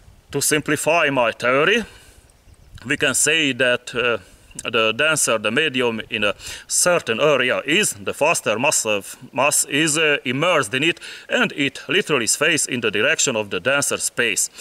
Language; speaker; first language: English; non-native, fluent; Hungarian